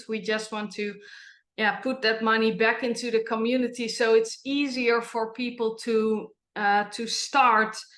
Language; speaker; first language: English; non-native, fluent; Dutch